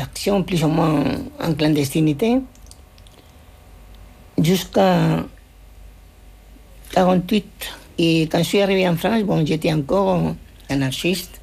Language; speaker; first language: French; non-native, fluent; Spanish